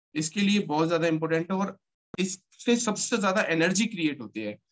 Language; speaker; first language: Hindi; native; Hindi